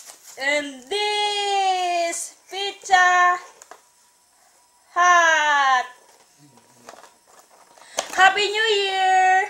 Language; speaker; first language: English; non-native, learner; Filipino